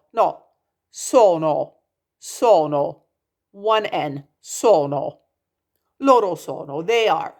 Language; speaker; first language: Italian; non-native, fluent; English